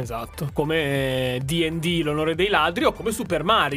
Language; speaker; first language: Italian; native; Italian